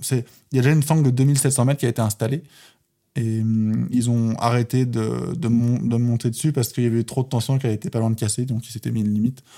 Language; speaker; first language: French; native; French